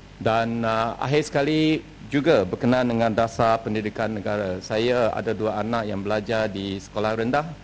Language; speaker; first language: Malay; non-native, local second language; Chinese